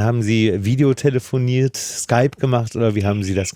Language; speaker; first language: German; native; German